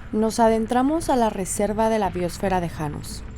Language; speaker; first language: Spanish; native; Spanish